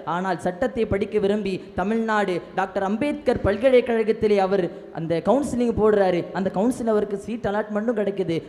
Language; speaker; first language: Tamil; non-native, local second language; Malayalam